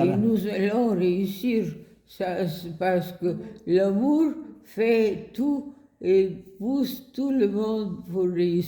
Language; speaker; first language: French; non-native, fluent; Bulgarian